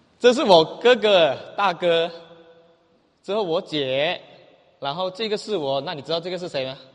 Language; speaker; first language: Chinese; native; Chinese